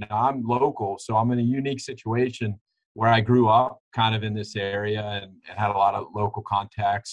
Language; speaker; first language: English; native; English